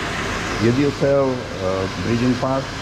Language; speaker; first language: English; non-native, learner; Russian